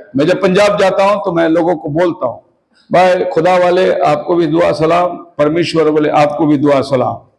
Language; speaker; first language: Hindi; non-native, local second language; Tamil